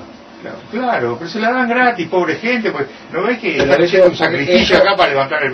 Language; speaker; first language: Spanish; native; Spanish